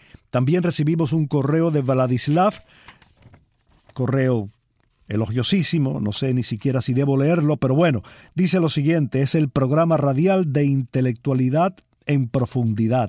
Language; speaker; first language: Spanish; native; Spanish